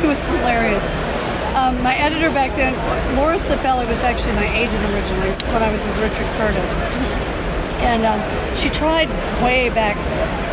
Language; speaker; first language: English; native; English